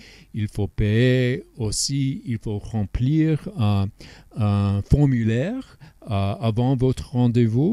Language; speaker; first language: French; non-native, fluent; English